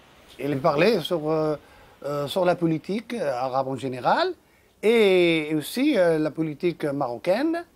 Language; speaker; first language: French; non-native, local second language; Arabic